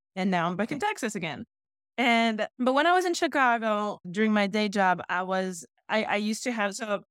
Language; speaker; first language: English; non-native, fluent; French